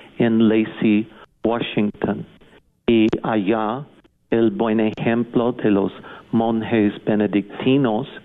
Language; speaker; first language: Spanish; non-native, fluent; English